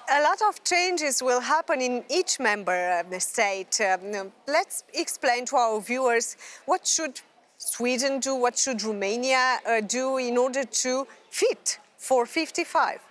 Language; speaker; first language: English; non-native, fluent; Romanian